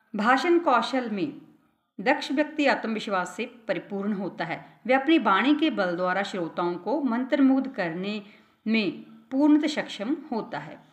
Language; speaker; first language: Hindi; non-native, local second language; Punjabi